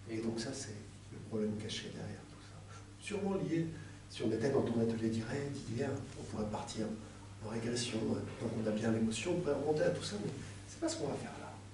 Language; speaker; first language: French; native; French